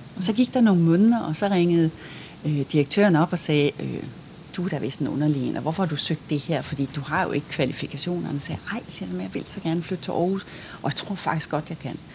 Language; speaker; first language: Danish; native; Danish